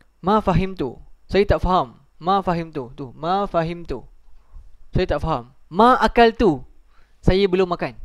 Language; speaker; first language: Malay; native; Malay